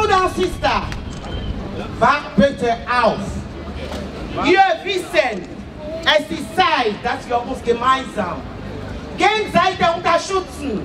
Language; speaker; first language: German; non-native, learner; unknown